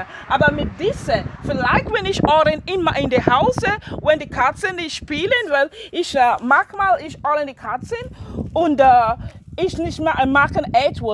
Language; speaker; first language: German; non-native, learner; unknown